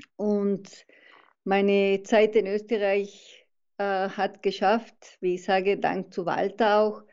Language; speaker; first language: German; non-native, fluent; Spanish